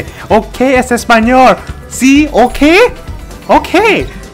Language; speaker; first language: Spanish; non-native, learner; English